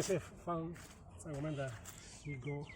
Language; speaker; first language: Chinese; non-native, fluent; Italian